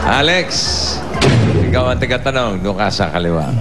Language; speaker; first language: Filipino; native; Filipino